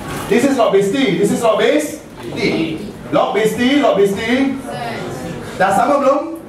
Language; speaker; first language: English; non-native, local second language; Malay